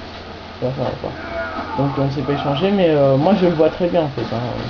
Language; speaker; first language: French; native; French